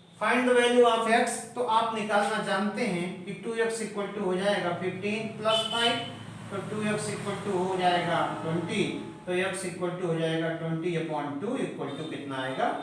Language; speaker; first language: Hindi; native; Hindi